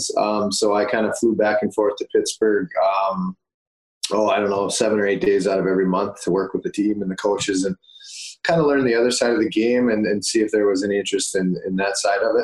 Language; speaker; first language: English; native; English